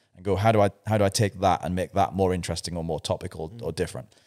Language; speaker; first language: English; native; English